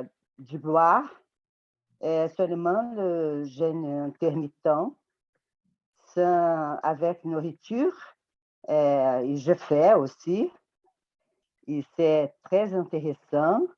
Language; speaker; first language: French; non-native, learner; Portuguese